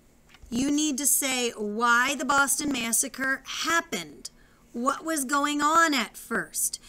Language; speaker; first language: English; native; English